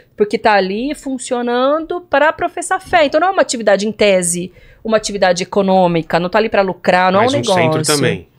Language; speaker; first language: Portuguese; native; Portuguese